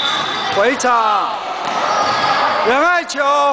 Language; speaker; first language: Chinese; native; Chinese